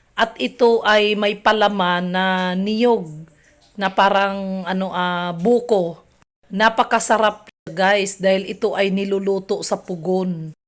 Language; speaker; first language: Filipino; non-native, local second language; Cebuano